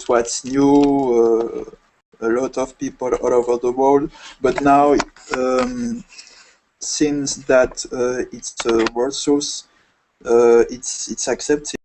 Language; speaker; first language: English; non-native, fluent; French